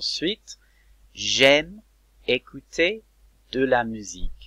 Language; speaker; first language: French; non-native, fluent; English